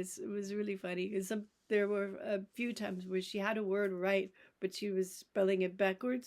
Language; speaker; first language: English; native; English